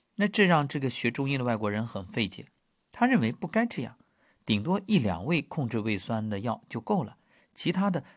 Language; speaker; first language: Chinese; native; Chinese